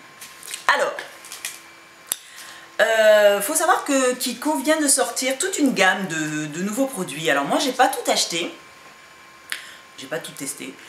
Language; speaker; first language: French; native; French